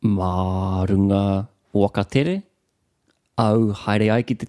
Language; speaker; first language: Māori; non-native, local second language; English